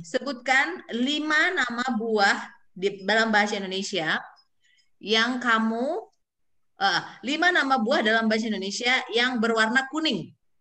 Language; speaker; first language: Indonesian; native; Indonesian